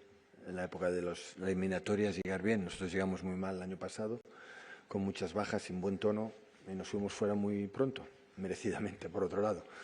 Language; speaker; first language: Spanish; native; Spanish